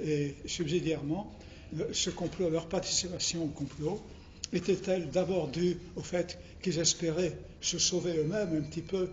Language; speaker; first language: French; native; French